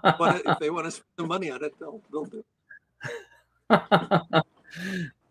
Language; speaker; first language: English; native; English